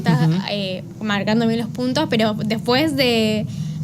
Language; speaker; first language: Spanish; native; Spanish